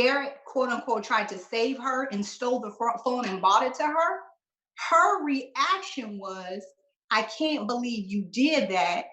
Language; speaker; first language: English; native; English